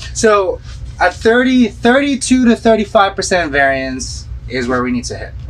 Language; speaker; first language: English; early bilingual, other home language; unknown